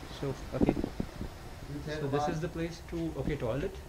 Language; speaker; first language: English; non-native, fluent; Hindi